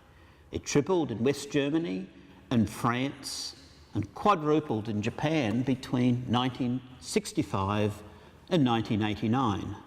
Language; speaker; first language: English; native; English